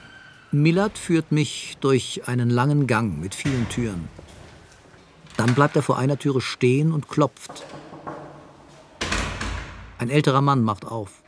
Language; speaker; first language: German; native; German